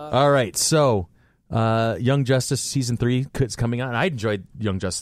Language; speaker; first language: English; native; English